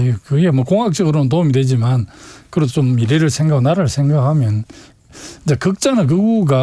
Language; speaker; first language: Korean; native; Korean